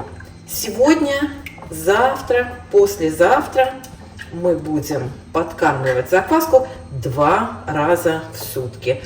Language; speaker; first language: Russian; native; Russian